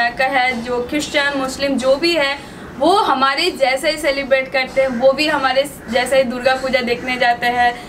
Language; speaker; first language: Hindi; non-native, local second language; Bangla